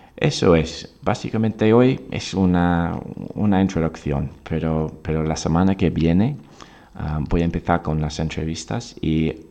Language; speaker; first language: Spanish; non-native, fluent; English